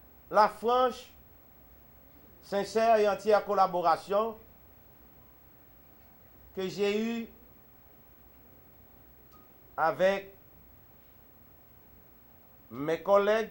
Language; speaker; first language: French; non-native, local second language; Haitian Creole